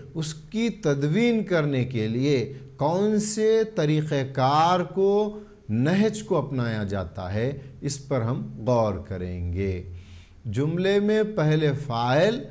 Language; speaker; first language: Urdu; native; Urdu